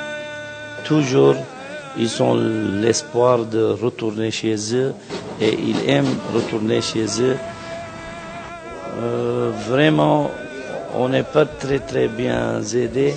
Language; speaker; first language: French; non-native, fluent; Arabic